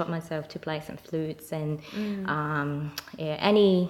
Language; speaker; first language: English; non-native, local second language; Cantonese